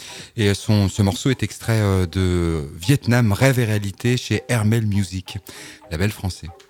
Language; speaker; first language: French; native; French